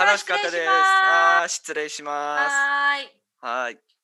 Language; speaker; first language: Japanese; non-native, learner; English